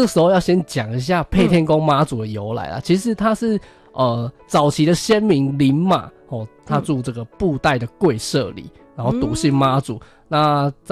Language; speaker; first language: Chinese; native; Chinese